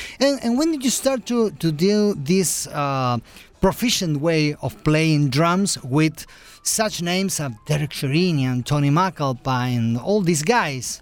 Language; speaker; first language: English; non-native, fluent; Spanish